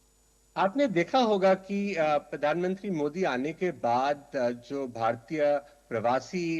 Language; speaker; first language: Hindi; native; Hindi